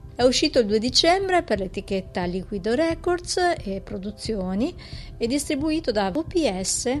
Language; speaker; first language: Italian; native; Italian